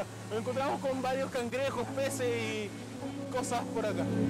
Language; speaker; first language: Spanish; native; Spanish